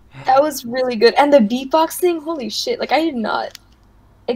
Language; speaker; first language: English; native; English